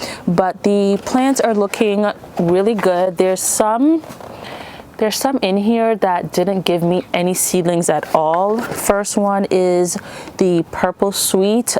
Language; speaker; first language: English; native; English